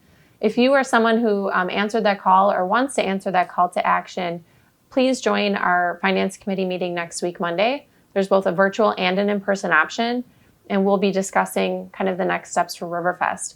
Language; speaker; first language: English; native; English